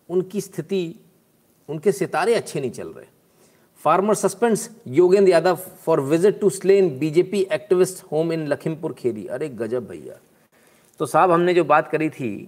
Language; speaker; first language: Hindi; native; Hindi